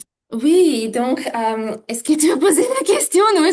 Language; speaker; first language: French; non-native, fluent; Ukrainian